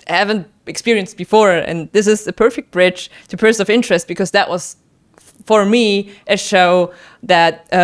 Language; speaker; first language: English; non-native, fluent; German